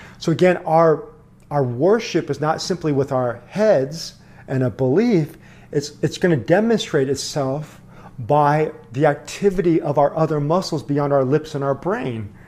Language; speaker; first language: English; early bilingual, other home language; Korean